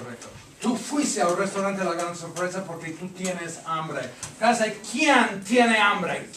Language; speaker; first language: Spanish; non-native, fluent; English